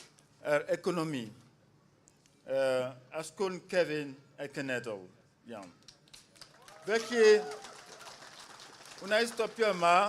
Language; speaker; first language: Welsh; non-native, fluent; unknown